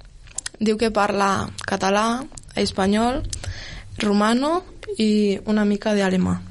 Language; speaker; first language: Catalan; early bilingual, other home language; Romanian